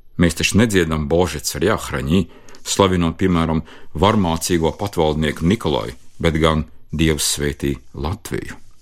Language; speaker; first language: Latvian; native; Latvian